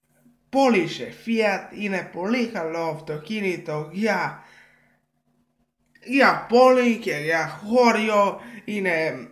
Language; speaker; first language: Greek; non-native, learner; Serbian